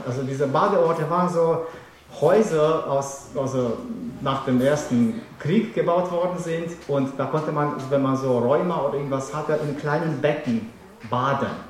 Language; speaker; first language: German; non-native, fluent; Romanian